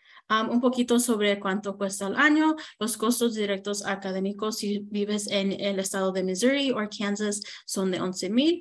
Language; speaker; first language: Spanish; early bilingual, heritage; Spanish